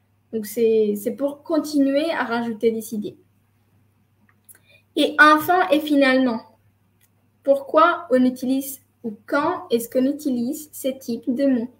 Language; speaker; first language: French; non-native, fluent; Spanish